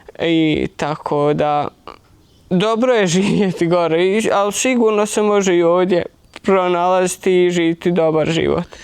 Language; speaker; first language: Bosnian; early bilingual, heritage; Bosnian